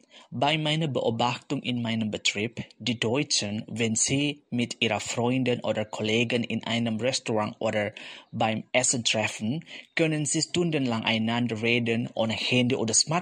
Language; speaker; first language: German; non-native, fluent; Indonesian